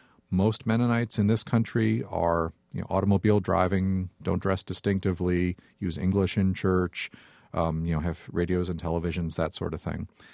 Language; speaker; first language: English; native; English